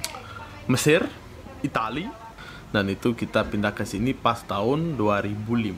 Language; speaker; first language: Indonesian; non-native, fluent; Russian